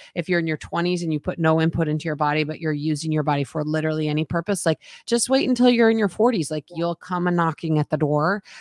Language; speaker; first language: English; native; English